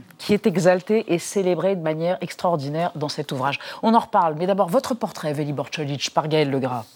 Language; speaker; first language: French; native; French